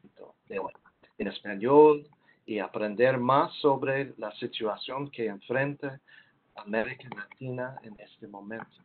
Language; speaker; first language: Spanish; non-native, learner; English